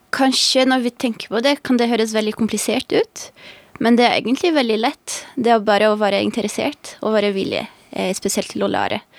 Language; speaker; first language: Norwegian; non-native, fluent; Portuguese